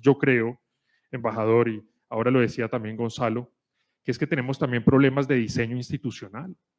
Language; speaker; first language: Spanish; native; Spanish